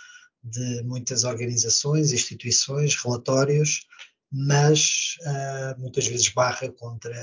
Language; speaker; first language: Portuguese; native; Portuguese